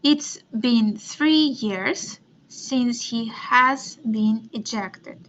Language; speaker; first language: English; non-native, fluent; Russian